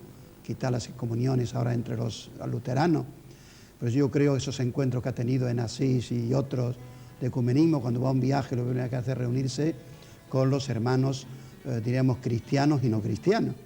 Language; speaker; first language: Spanish; native; Spanish